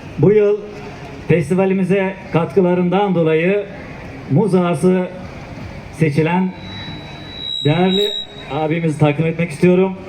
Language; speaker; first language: Turkish; native; Turkish